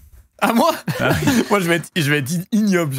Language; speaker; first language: French; native; French